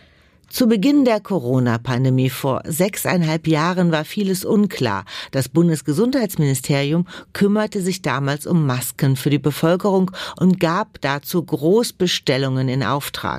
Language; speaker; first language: German; native; German